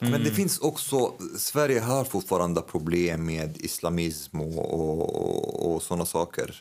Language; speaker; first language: Swedish; non-native, fluent; Arabic